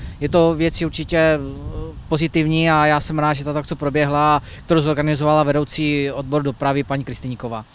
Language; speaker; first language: Czech; native; Czech